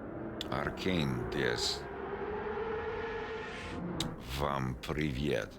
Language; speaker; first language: Russian; non-native, learner; English